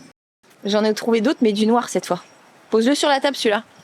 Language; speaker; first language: French; native; French